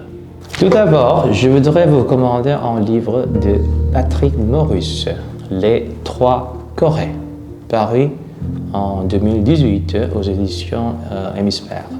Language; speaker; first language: French; non-native, fluent; Korean